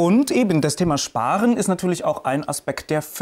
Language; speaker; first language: German; native; German